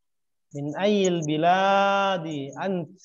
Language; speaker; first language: Arabic; non-native, fluent; Indonesian